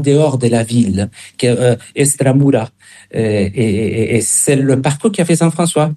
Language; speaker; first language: French; non-native, fluent; Spanish